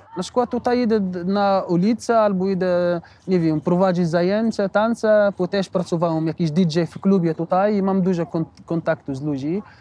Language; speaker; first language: Polish; non-native, learner; Arabic